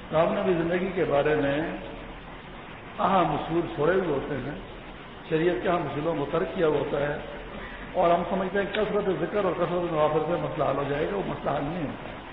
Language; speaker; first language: Urdu; non-native, local second language; Pashto